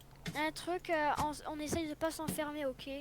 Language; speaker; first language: French; native; French